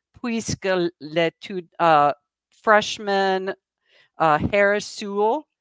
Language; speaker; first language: French; non-native, learner; English